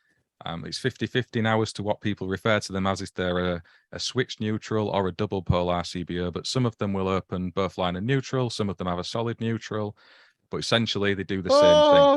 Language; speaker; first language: English; native; English